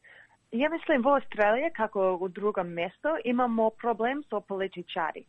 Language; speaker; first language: Macedonian; early bilingual, heritage; English